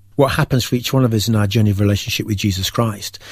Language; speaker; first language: English; native; English